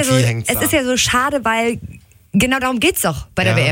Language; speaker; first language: German; native; German